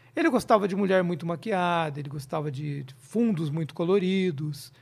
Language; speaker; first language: Portuguese; native; Portuguese